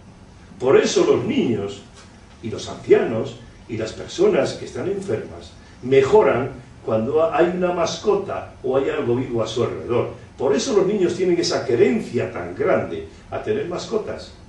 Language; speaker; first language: Spanish; native; Spanish